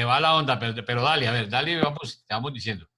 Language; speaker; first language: Spanish; native; Spanish